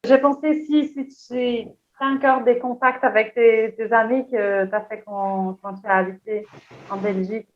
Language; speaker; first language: French; non-native, fluent; Portuguese